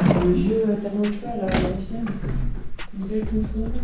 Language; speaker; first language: French; native; French